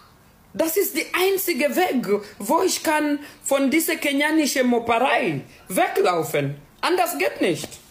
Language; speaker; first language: German; non-native, learner; Swahili